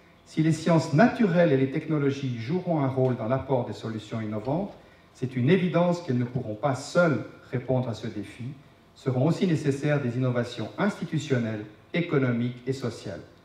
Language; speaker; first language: French; native; French